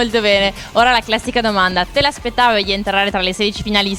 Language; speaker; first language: Italian; native; Italian